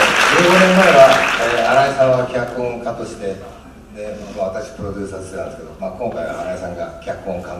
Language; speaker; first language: Japanese; native; Japanese